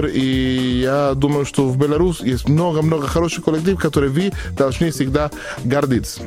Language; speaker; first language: Russian; non-native, learner; Spanish